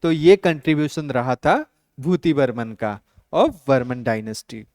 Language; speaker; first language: Hindi; non-native, local second language; Assamese